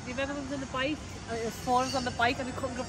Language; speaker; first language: English; native; English